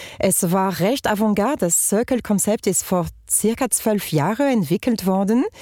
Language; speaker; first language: German; non-native, fluent; French